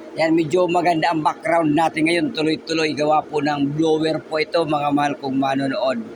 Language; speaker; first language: Filipino; non-native, local second language; Bikol